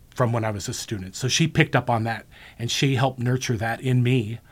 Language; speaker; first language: English; native; English